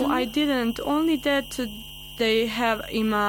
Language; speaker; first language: English; non-native, learner; Bosnian